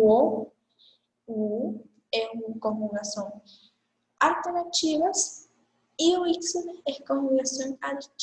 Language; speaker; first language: Portuguese; non-native, fluent; Spanish